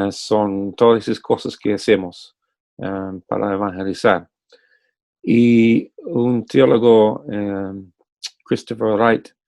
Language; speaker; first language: Spanish; non-native, fluent; English